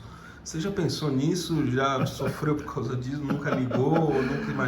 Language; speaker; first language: Portuguese; native; Portuguese